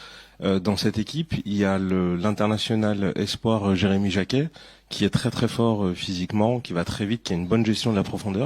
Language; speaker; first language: French; native; French